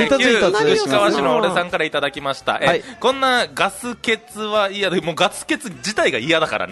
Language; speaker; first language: Japanese; native; Japanese